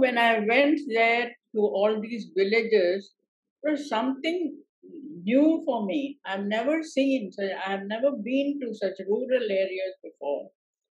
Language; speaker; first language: English; non-native, local second language; Tamil